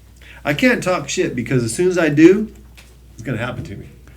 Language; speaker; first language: English; native; English